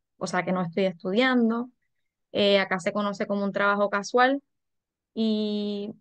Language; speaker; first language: Spanish; native; Spanish